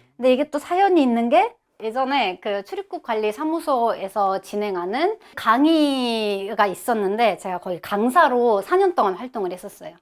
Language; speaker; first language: Korean; non-native, fluent; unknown